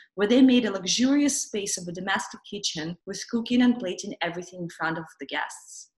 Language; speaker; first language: English; non-native, fluent; Russian